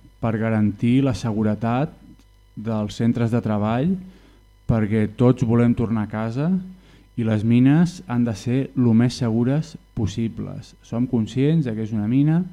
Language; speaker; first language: Catalan; native; Catalan